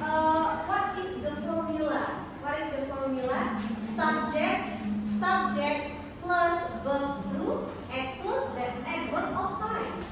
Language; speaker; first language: English; non-native, learner; Indonesian